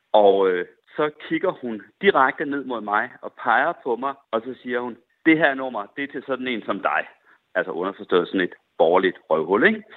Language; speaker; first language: Danish; native; Danish